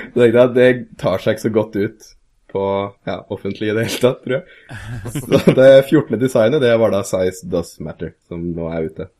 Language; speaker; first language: Norwegian; native; Norwegian